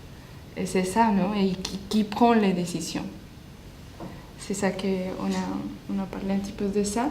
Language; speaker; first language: French; non-native, learner; Spanish